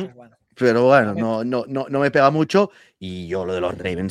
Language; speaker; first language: Spanish; native; Spanish